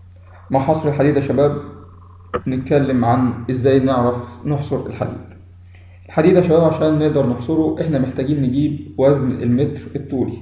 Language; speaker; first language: Arabic; native; Arabic